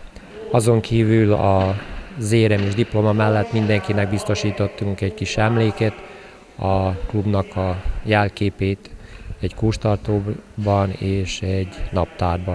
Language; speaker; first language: Hungarian; native; Hungarian